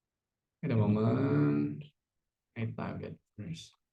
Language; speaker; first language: Indonesian; native; Indonesian